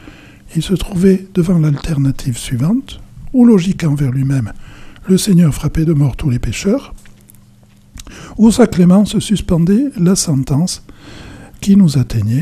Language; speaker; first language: French; native; French